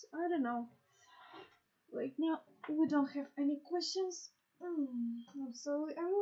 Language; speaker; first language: English; non-native, learner; Russian